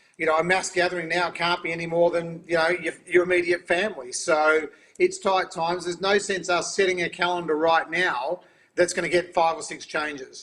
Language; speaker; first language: English; native; English